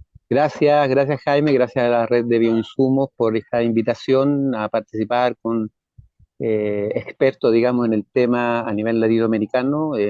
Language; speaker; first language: Spanish; native; Spanish